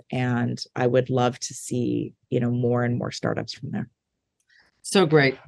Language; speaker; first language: English; native; English